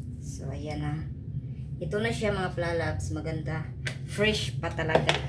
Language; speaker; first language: Filipino; non-native, local second language; Cebuano